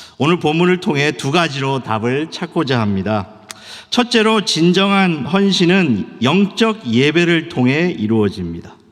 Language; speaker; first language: Korean; early bilingual, heritage; Korean